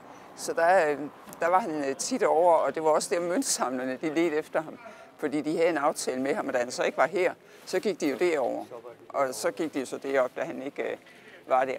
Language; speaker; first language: Danish; native; Danish